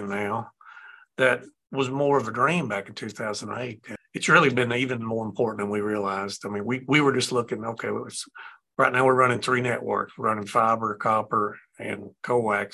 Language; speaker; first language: English; native; English